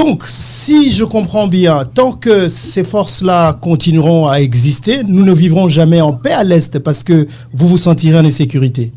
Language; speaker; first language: French; non-native, local second language; Lingala